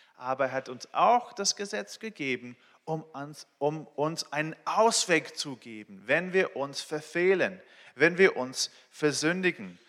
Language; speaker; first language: German; non-native, fluent; English